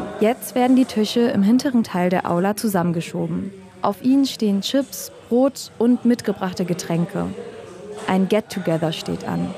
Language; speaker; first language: German; native; German